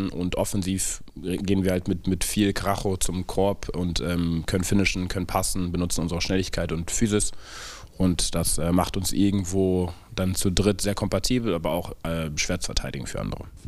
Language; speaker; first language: German; native; German